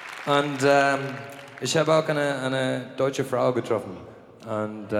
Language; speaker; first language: German; non-native, learner; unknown